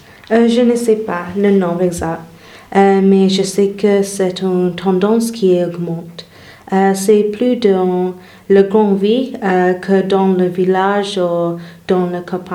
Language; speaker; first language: French; non-native, learner; English